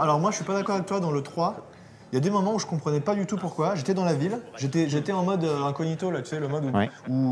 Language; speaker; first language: French; native; French